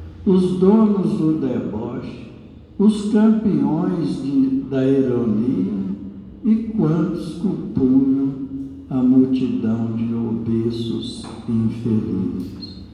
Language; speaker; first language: Portuguese; native; Portuguese